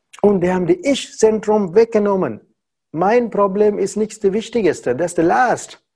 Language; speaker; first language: German; non-native, learner; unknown